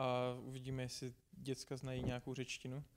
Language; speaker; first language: Czech; non-native, fluent; English